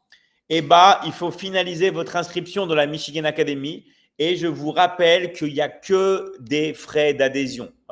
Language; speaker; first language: French; native; French